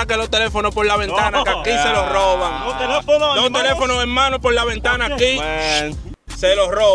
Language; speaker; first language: Spanish; native; Spanish